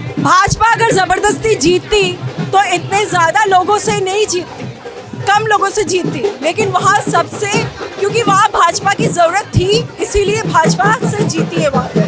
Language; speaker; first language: Hindi; non-native, local second language; Bangla